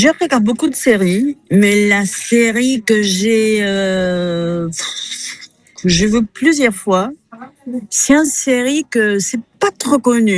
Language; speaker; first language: French; non-native, fluent; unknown